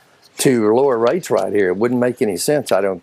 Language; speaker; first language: English; native; English